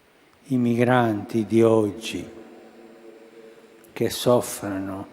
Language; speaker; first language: Italian; early bilingual, heritage; Spanish